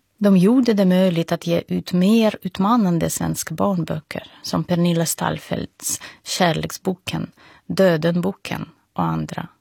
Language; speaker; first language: Swedish; non-native, fluent; Russian